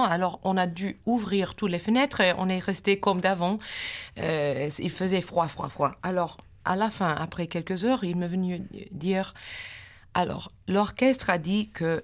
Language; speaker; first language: French; non-native, fluent; English